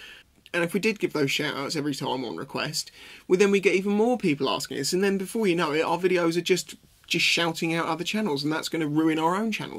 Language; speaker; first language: English; native; English